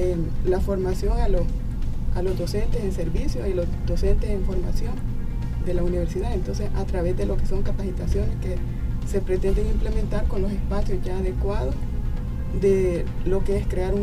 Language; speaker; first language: Spanish; native; Spanish